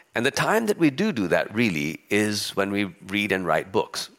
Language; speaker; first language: English; early bilingual, other home language; Urdu